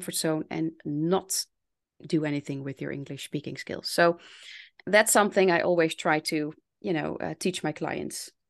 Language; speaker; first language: English; non-native, fluent; Dutch